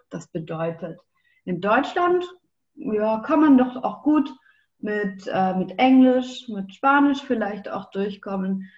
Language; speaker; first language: German; native; German